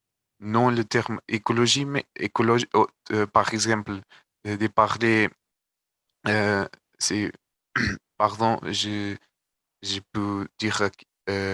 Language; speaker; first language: French; non-native, learner; Portuguese